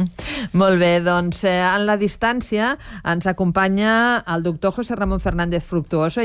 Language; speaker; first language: Catalan; native; Catalan